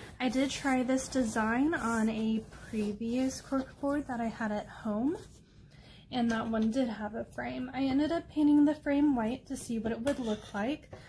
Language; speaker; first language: English; native; English